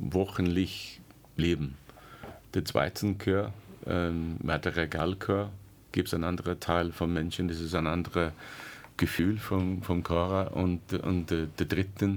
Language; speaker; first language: German; non-native, fluent; English